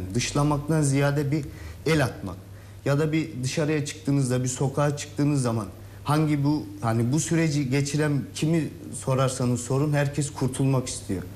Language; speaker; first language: Turkish; native; Turkish